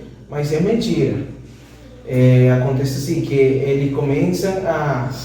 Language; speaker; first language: Portuguese; non-native, fluent; Spanish